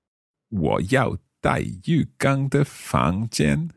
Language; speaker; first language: Chinese; non-native, learner; English